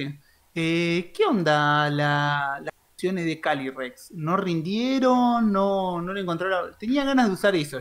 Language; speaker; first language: Spanish; native; Spanish